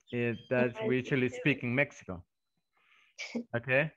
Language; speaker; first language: English; non-native, fluent; Spanish